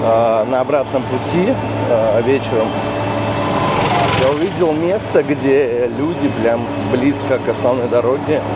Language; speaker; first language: Russian; native; Russian